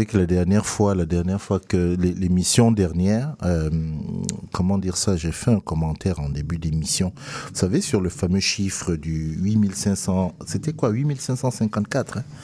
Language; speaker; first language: French; non-native, local second language; Duala